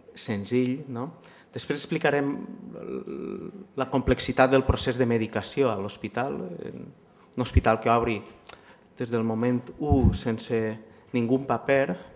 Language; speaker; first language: Catalan; native; Catalan